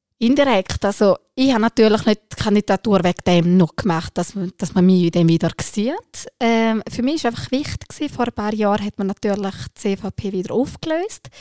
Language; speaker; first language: German; early bilingual, other home language; Albanian